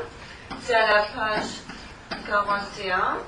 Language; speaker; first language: French; non-native, learner; German